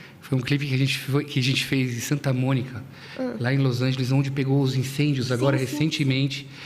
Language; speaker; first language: Portuguese; native; Portuguese